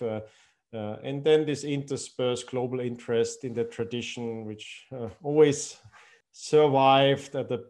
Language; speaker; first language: English; non-native, fluent; German